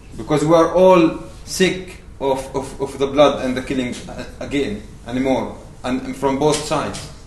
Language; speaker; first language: English; non-native, fluent; Arabic